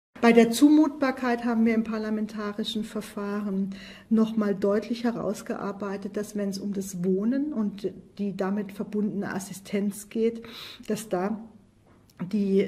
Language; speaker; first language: German; native; German